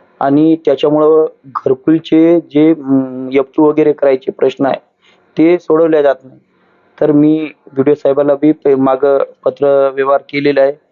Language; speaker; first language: Marathi; non-native, local second language; Lambadi